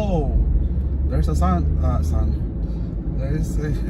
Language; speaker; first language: English; non-native, local second language; Filipino